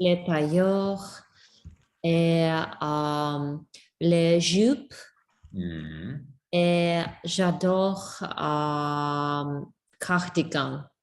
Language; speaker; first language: French; non-native, learner; English